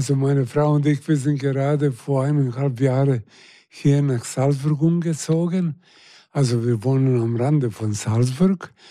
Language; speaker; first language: German; non-native, fluent; Serbian